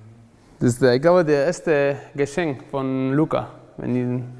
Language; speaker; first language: German; non-native, learner; Spanish